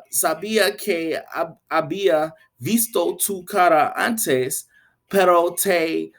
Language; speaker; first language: Spanish; non-native, learner; English